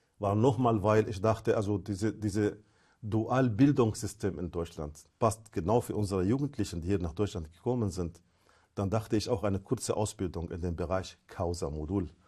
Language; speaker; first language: German; non-native, fluent; Arabic